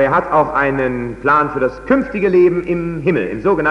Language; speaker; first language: German; native; German